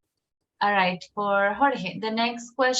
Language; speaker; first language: English; non-native, fluent; Spanish